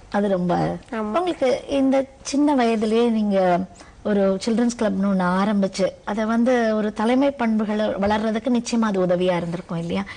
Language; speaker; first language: Tamil; native; Tamil